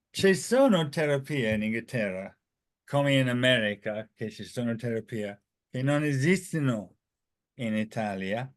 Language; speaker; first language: Italian; non-native, fluent; English